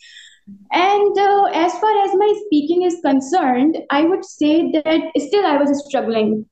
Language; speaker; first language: English; non-native, local second language; Urdu